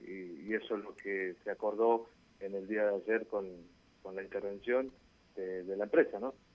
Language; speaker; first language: Spanish; native; Spanish